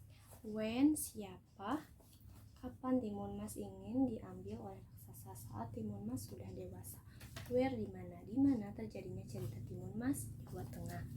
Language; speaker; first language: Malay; non-native, local second language; Sundanese